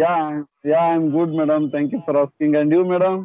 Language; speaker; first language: English; non-native, learner; Kannada